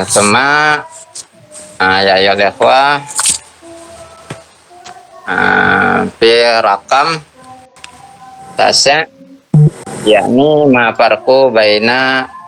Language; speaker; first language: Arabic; non-native, learner; Indonesian